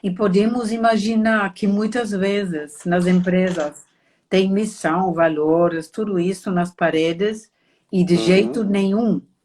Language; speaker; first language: Portuguese; non-native, fluent; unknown